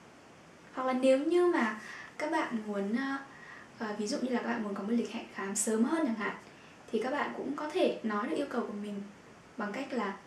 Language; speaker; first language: Vietnamese; native; Vietnamese